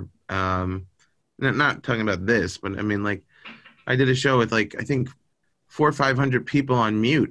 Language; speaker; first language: English; native; English